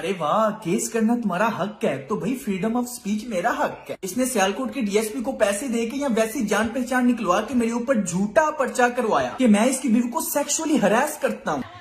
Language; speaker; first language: Urdu; non-native, local second language; Punjabi